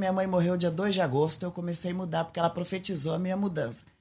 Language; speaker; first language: Portuguese; native; Portuguese